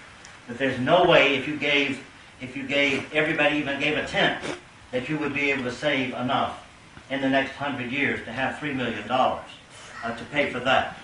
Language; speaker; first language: English; native; English